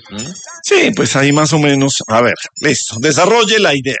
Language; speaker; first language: Spanish; native; Spanish